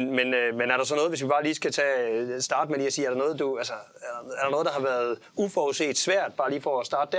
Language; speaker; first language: Danish; native; Danish